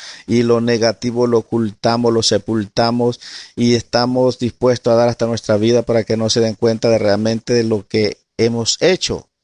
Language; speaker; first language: Spanish; native; Spanish